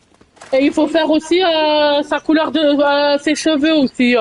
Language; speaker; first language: French; native; French